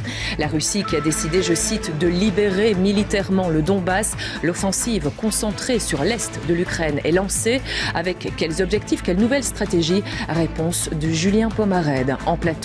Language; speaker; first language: French; native; French